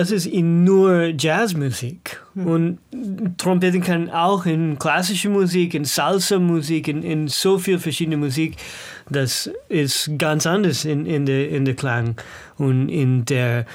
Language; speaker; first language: German; non-native, learner; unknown